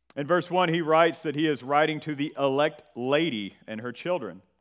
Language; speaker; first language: English; native; English